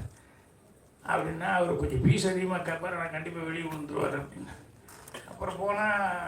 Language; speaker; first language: Tamil; native; Tamil